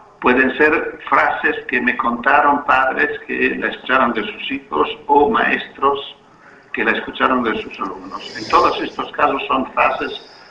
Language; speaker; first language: Spanish; non-native, fluent; Italian